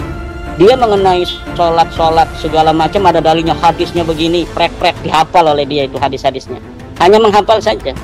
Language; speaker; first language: Indonesian; native; Indonesian